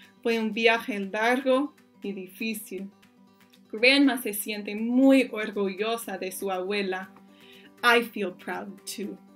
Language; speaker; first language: Spanish; non-native, fluent; English